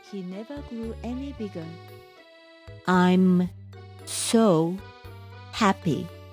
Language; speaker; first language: English; non-native, fluent; Japanese